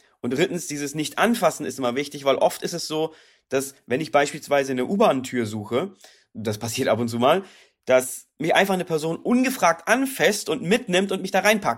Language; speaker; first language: German; native; German